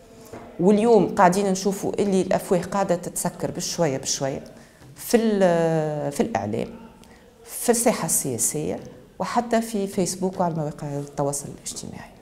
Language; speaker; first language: Arabic; native; Arabic